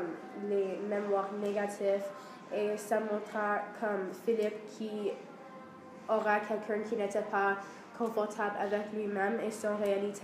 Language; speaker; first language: French; non-native, learner; English